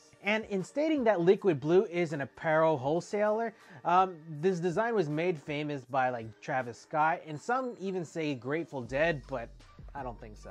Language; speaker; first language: English; native; English